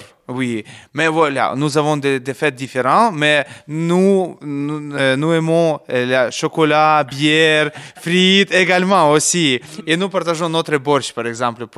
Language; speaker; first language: French; non-native, learner; Ukrainian